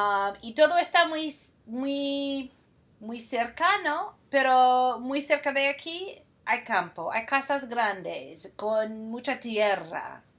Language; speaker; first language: Spanish; non-native, fluent; English